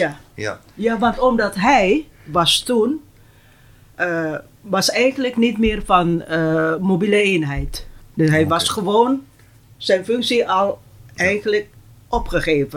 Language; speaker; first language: Dutch; non-native, local second language; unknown